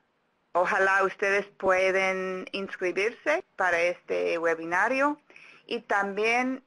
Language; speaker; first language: Spanish; non-native, fluent; English